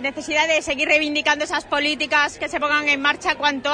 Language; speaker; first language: Spanish; native; Spanish